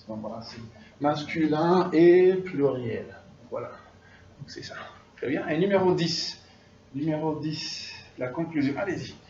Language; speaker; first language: French; non-native, fluent; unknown